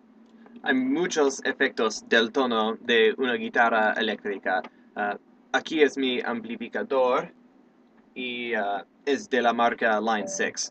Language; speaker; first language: Spanish; non-native, learner; English